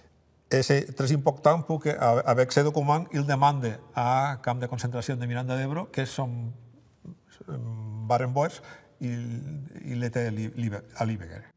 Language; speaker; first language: French; non-native, learner; Spanish